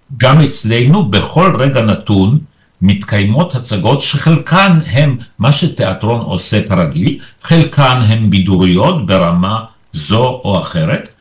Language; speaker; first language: Hebrew; early bilingual, other home language; Polish